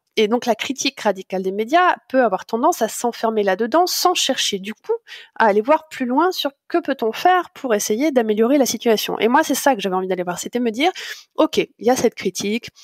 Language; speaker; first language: French; native; French